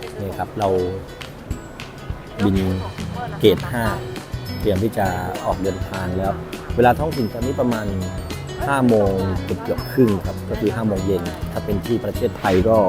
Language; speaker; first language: Thai; native; Thai